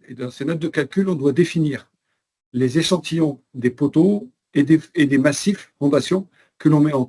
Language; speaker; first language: French; native; French